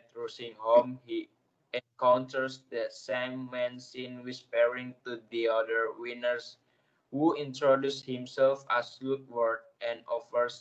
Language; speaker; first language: English; non-native, learner; Indonesian